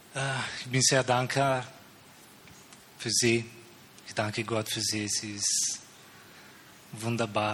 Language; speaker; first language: German; non-native, learner; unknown